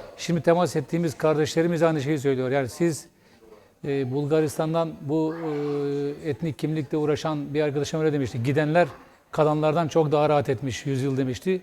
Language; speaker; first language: Turkish; non-native, local second language; Bulgarian